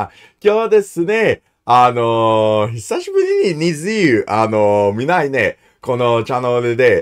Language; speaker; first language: Japanese; non-native, learner; English